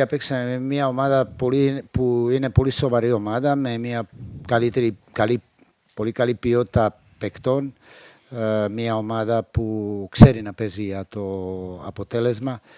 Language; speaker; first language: Greek; non-native, fluent; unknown